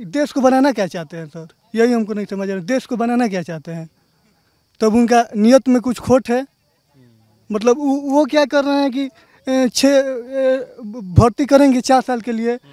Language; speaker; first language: Hindi; native; Hindi